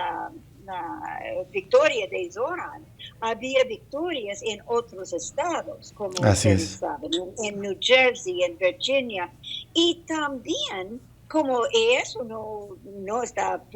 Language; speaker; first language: Spanish; non-native, learner; English